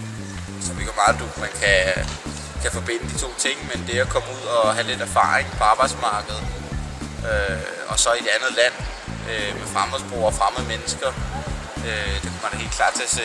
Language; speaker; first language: Danish; native; Danish